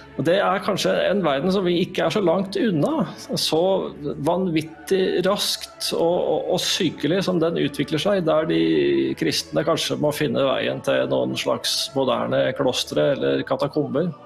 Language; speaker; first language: Norwegian; native; Norwegian